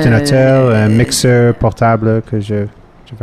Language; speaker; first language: French; non-native, learner; English